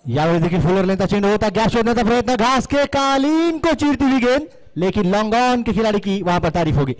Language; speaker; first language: Hindi; non-native, local second language; Marathi